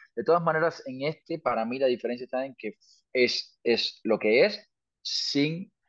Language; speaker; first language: Spanish; native; Spanish